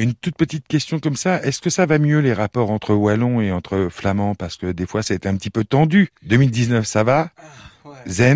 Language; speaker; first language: French; native; French